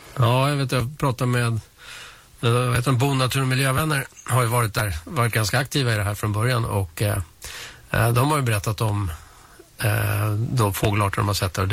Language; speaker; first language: Swedish; native; Swedish